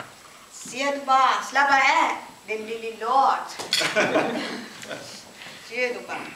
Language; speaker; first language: Danish; non-native, learner; Filipino